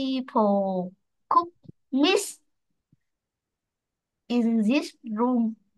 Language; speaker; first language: English; non-native, learner; Vietnamese